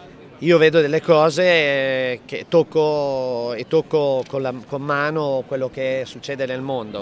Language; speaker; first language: Italian; native; Italian